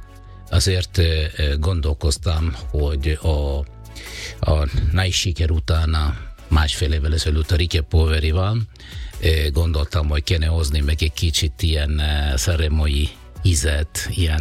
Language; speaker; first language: Hungarian; non-native, fluent; Italian